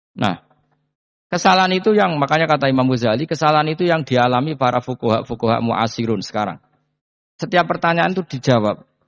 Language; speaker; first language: Indonesian; non-native, local second language; Javanese